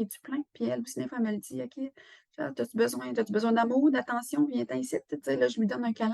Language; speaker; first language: French; native; French